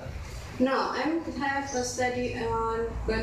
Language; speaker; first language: English; non-native, learner; Indonesian